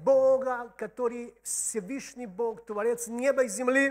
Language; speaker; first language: Russian; native; Russian